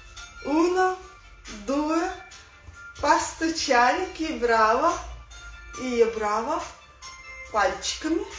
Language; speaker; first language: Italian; non-native, learner; Russian